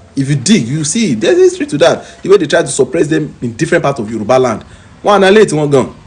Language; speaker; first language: English; non-native, local second language; Yoruba